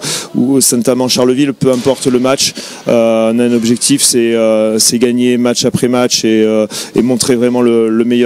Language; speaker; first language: French; native; French